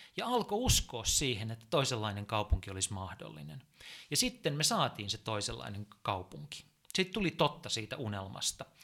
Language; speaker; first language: Finnish; native; Finnish